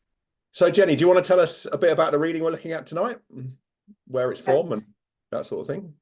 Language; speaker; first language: English; native; English